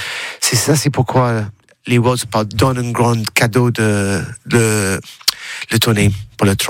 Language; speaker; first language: French; non-native, learner; English